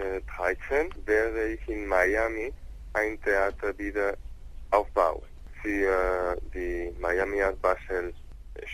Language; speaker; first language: German; non-native, learner; Spanish